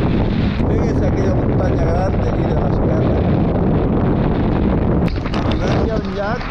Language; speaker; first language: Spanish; non-native, local second language; Catalan